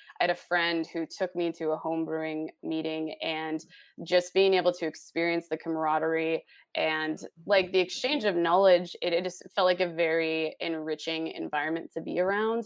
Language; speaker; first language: English; native; English